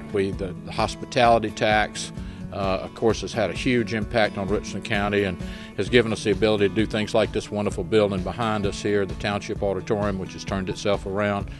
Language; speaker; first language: English; native; English